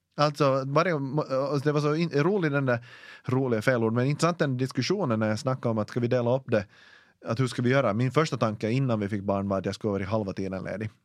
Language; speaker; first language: Swedish; native; Swedish